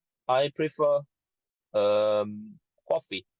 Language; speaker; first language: English; non-native, learner; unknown